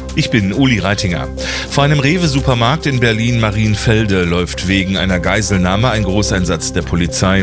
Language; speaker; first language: German; native; German